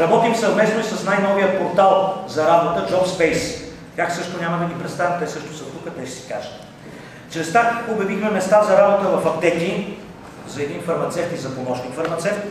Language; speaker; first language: Bulgarian; native; Bulgarian